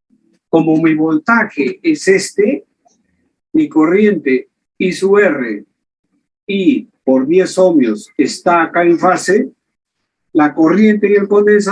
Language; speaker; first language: Spanish; native; Spanish